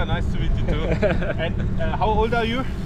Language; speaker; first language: English; non-native, fluent; German